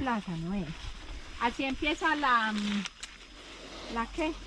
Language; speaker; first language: Spanish; native; Spanish